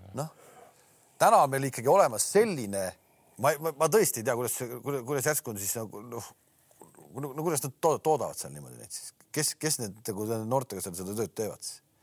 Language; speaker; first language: Estonian; native; Estonian